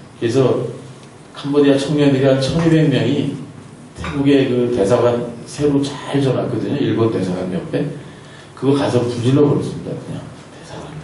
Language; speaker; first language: Korean; native; Korean